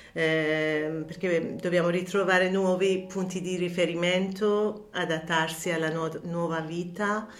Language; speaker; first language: Italian; non-native, fluent; Persian